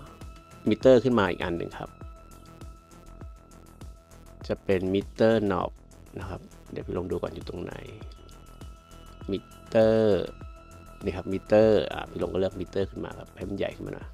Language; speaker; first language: Thai; native; Thai